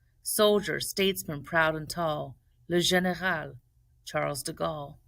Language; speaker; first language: French; non-native, fluent; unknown